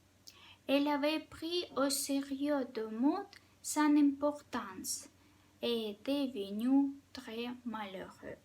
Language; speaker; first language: French; non-native, fluent; Russian